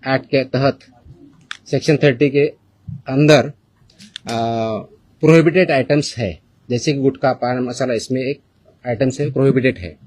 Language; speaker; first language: Hindi; non-native, local second language; Marathi